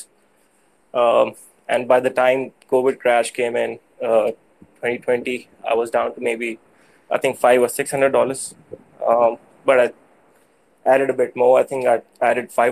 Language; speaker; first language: English; non-native, local second language; Urdu